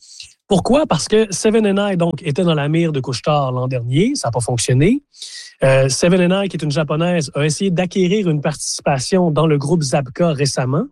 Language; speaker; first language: French; native; French